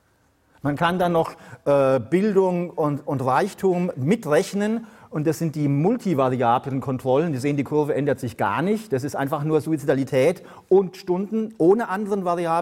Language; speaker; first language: German; native; German